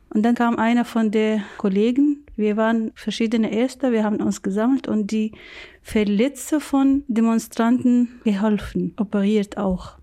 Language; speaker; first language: German; non-native, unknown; Arabic